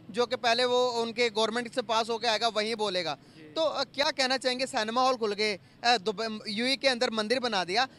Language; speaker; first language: Urdu; native; Urdu